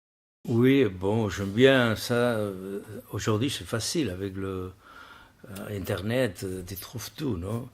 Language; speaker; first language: French; non-native, learner; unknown